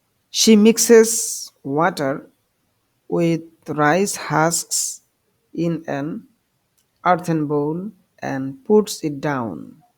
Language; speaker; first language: English; non-native, local second language; Bangla